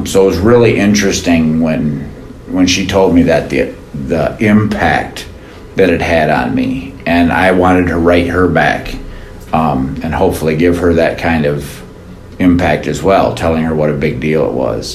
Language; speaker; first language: English; native; English